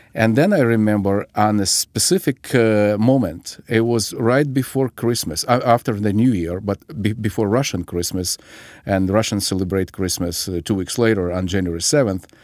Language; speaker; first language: English; non-native, fluent; Ukrainian